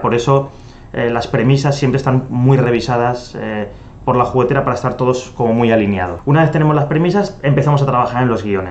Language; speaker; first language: Spanish; native; Spanish